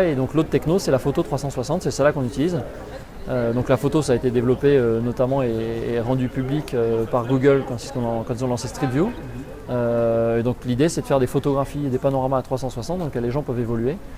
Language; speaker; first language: French; native; French